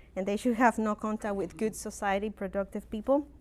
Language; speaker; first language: English; non-native, fluent; Spanish